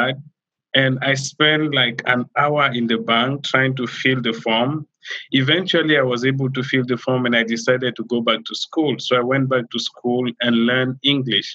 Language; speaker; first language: English; non-native, local second language; French